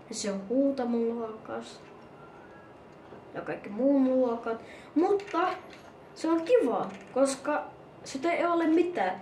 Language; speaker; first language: Finnish; early bilingual, other home language; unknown